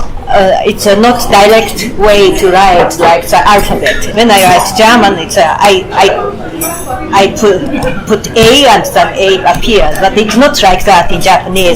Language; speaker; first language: English; non-native, fluent; Japanese